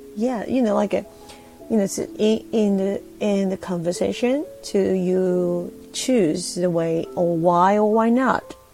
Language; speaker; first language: English; non-native, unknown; Japanese